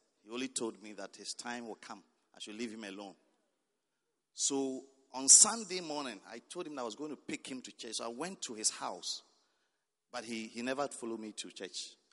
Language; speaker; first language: English; non-native, local second language; Akan